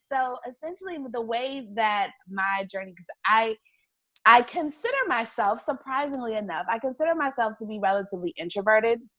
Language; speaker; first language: English; native; English